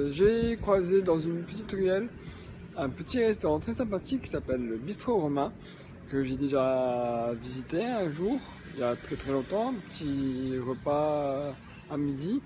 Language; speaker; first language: French; non-native, local second language; Arabic